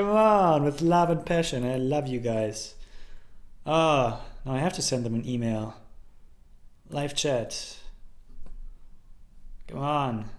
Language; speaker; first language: English; non-native, fluent; German